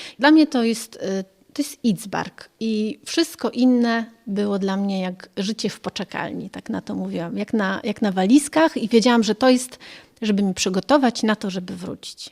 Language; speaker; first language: Polish; native; Polish